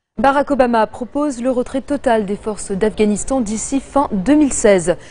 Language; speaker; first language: French; non-native, local second language; Arabic